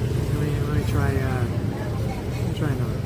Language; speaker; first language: English; native; English